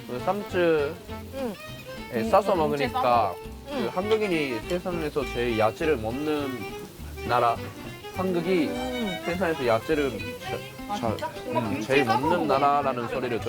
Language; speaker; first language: Korean; non-native, fluent; Japanese